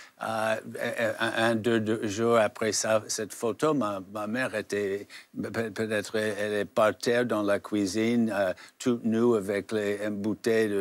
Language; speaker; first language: French; non-native, fluent; English